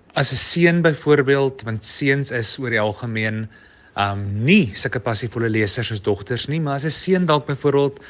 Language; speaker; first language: Afrikaans; native; Afrikaans